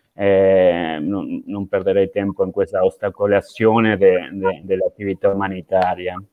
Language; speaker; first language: Italian; non-native, fluent; Spanish